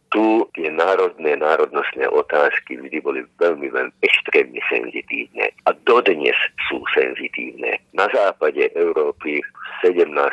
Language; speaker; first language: Slovak; non-native, local second language; Hungarian